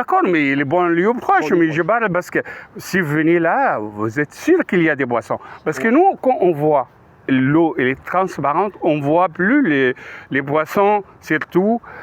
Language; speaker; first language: French; non-native, fluent; Arabic